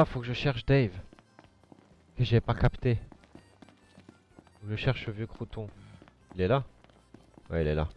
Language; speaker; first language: French; native; French